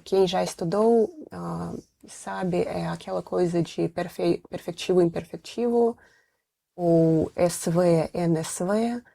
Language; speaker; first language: Portuguese; non-native, fluent; Russian